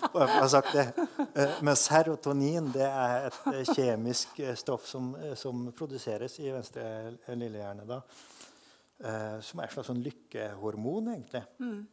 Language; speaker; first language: Norwegian; native; Norwegian